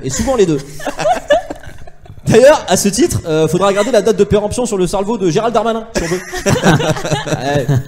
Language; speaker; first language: French; native; French